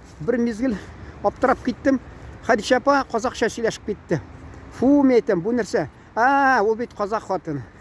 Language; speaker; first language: Tatar; early bilingual, heritage; Tatar